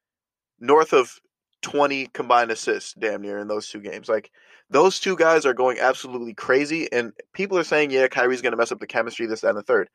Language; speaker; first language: English; native; English